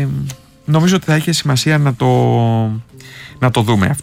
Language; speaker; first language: Greek; native; Greek